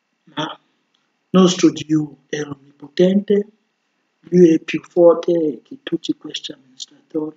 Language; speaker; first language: Italian; non-native, fluent; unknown